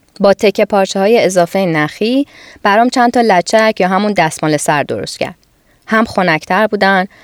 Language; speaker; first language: Persian; native; Persian